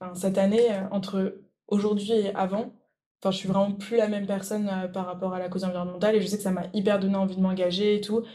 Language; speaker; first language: French; native; French